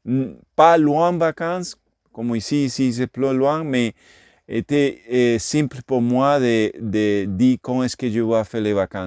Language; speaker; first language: French; non-native, learner; English